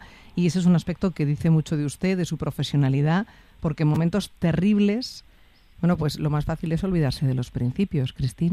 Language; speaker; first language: Spanish; native; Spanish